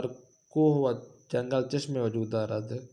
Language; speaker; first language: Persian; non-native, fluent; Urdu